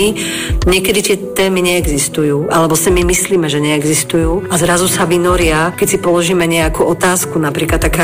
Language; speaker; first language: Slovak; native; Slovak